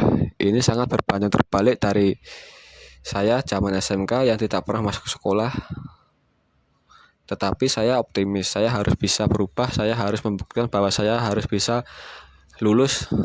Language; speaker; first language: Indonesian; native; Indonesian